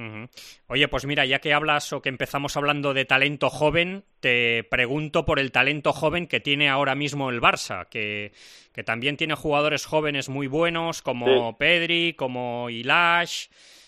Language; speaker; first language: Spanish; native; Spanish